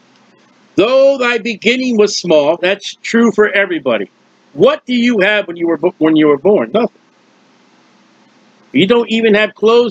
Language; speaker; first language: English; native; English